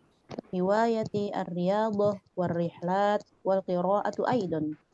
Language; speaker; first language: Arabic; non-native, learner; Indonesian